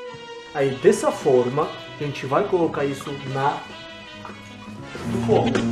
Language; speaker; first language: Portuguese; non-native, fluent; Armenian